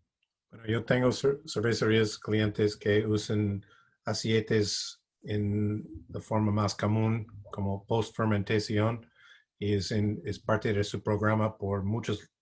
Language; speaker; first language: Spanish; non-native, fluent; English